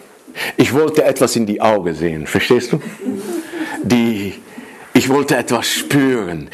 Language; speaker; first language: German; non-native, fluent; Dutch